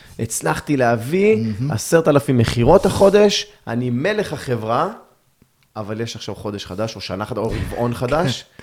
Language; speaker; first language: Hebrew; native; Hebrew